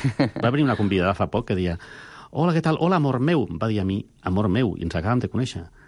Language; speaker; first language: Catalan; non-native, local second language; Spanish